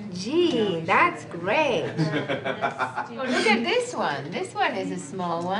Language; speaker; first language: English; non-native, fluent; French